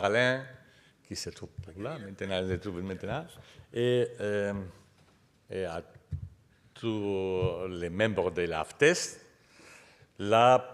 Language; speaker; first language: French; non-native, fluent; Spanish